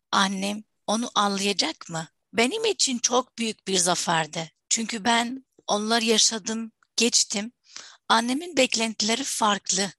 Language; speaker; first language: Turkish; non-native, fluent; Arabic